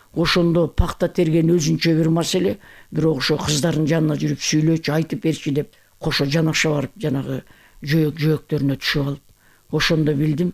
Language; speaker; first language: Kyrgyz; native; Kyrgyz